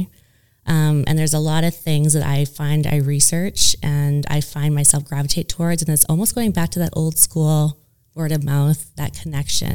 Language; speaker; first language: English; native; English